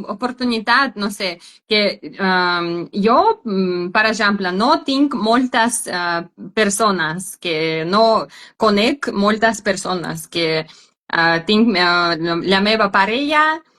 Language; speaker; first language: Catalan; non-native, learner; Russian